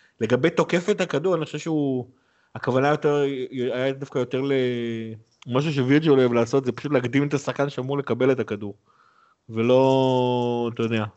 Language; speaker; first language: Hebrew; native; Hebrew